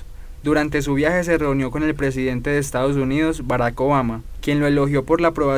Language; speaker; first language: Spanish; native; Spanish